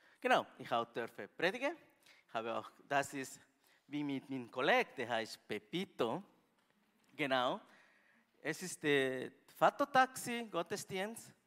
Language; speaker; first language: German; non-native, learner; Spanish